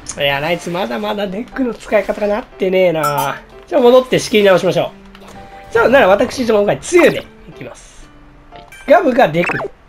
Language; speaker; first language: Japanese; native; Japanese